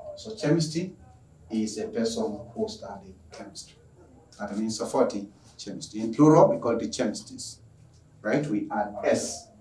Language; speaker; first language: English; non-native, local second language; Swahili